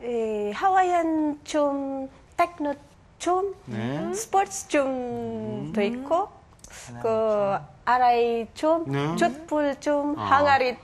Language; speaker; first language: Korean; non-native, learner; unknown